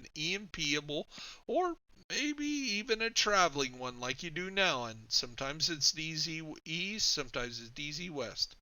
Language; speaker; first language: English; native; English